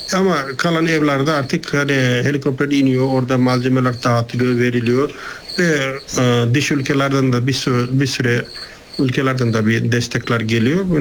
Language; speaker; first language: Turkish; non-native, fluent; Nepali